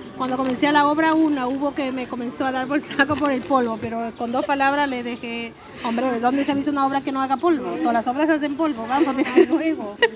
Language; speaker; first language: Spanish; native; Spanish